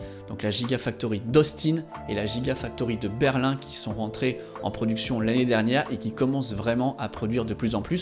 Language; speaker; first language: French; native; French